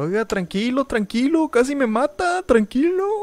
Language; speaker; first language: Spanish; native; Spanish